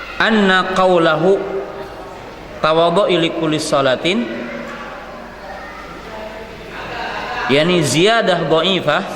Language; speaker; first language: Arabic; non-native, fluent; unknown